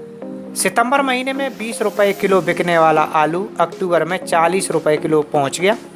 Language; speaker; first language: Hindi; native; Hindi